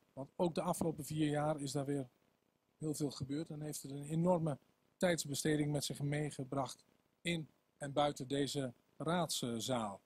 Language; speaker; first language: Dutch; native; Dutch